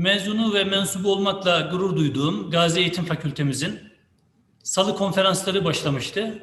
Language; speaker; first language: Turkish; native; Turkish